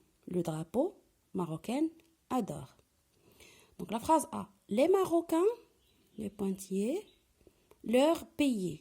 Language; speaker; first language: French; non-native, local second language; Arabic